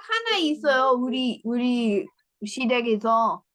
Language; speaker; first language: Korean; non-native, learner; English